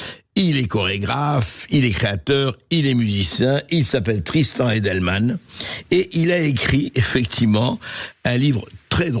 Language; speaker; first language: French; native; French